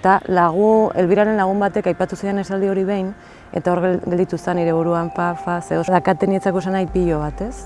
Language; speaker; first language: Basque; native; Basque